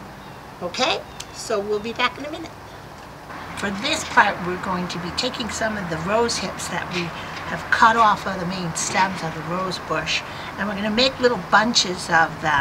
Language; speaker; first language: English; native; English